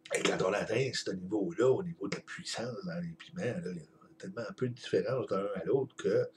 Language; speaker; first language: French; native; French